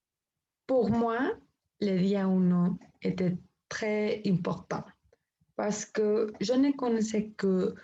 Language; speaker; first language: French; non-native, learner; Spanish